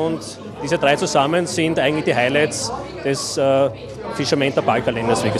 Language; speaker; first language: German; native; German